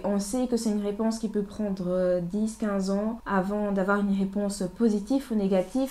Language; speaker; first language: French; early bilingual, other home language; Portuguese